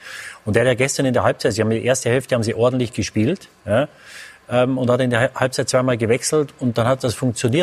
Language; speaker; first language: German; native; German